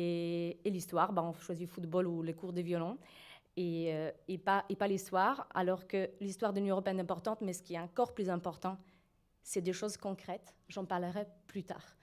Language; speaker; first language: French; non-native, fluent; Polish